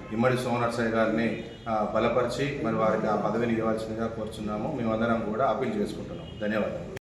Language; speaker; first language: Telugu; native; Telugu